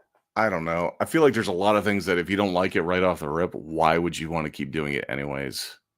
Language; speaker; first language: English; native; English